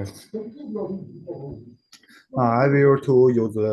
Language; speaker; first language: English; non-native, learner; Chinese